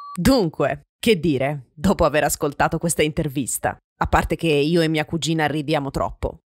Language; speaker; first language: Italian; native; Italian